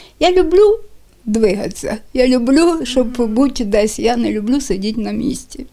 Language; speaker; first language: Ukrainian; native; Ukrainian